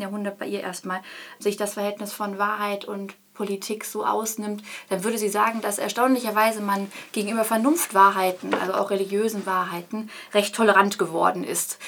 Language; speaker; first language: German; native; German